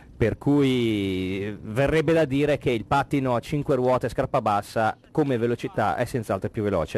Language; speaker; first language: Italian; native; Italian